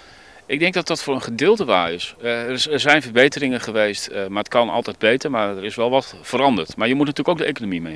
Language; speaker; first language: Dutch; native; Dutch